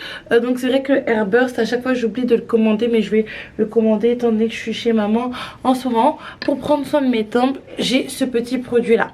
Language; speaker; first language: French; native; French